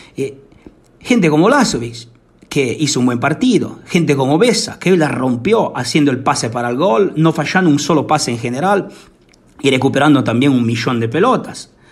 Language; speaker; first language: Spanish; non-native, fluent; Italian